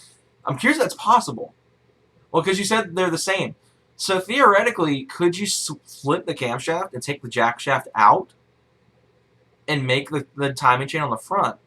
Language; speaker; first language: English; native; English